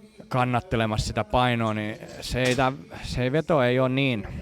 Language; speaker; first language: Finnish; native; Finnish